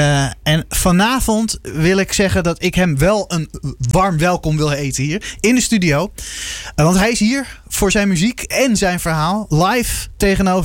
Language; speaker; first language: Dutch; native; Dutch